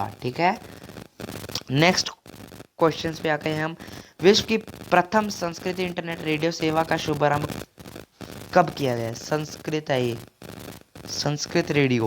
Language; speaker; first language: Hindi; native; Hindi